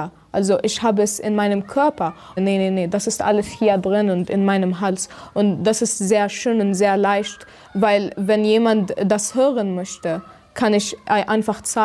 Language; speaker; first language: German; non-native, fluent; Arabic